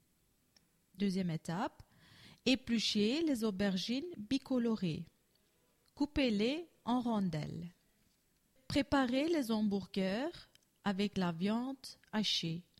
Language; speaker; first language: French; non-native, learner; Turkish